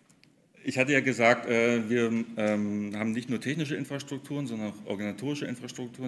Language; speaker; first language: German; native; German